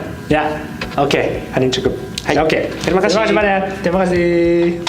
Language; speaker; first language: Indonesian; non-native, fluent; Japanese